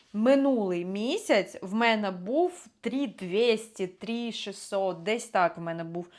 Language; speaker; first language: Ukrainian; non-native, local second language; Russian